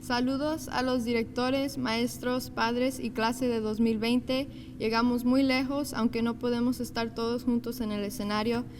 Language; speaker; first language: Spanish; early bilingual, other home language; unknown